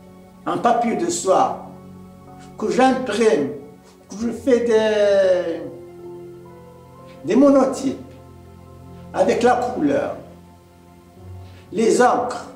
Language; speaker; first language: French; non-native, local second language; Arabic